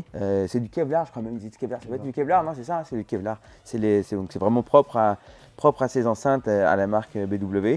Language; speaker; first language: French; native; French